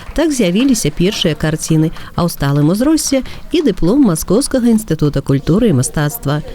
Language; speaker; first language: Belarusian; native; Belarusian